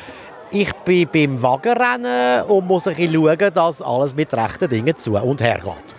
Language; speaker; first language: German; native; German